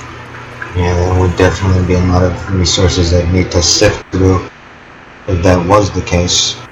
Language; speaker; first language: English; native; English